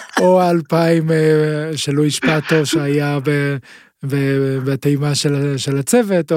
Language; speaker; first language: Hebrew; native; Hebrew